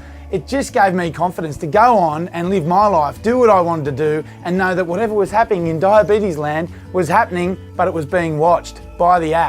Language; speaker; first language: English; native; English